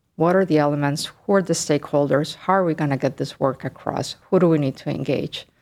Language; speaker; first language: English; early bilingual, other home language; Spanish